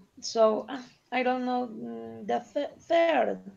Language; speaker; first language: English; non-native, learner; Spanish